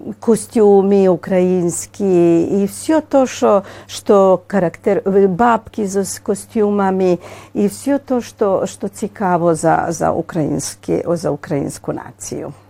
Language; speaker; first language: Ukrainian; early bilingual, heritage; Ukrainian